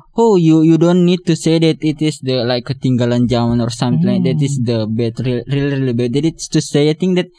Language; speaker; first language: English; non-native, learner; Buginese